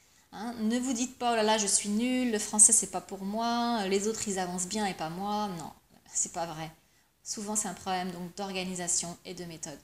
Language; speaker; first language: French; native; French